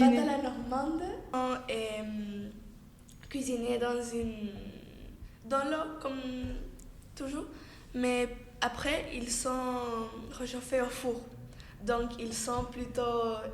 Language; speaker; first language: French; non-native, fluent; Spanish